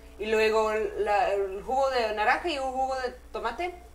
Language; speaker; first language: Spanish; early bilingual, heritage; Spanish